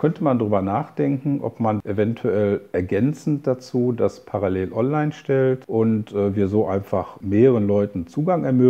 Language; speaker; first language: German; native; German